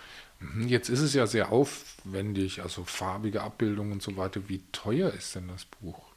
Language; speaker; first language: German; native; German